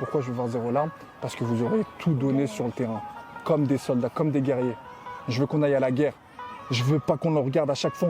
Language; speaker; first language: French; native; French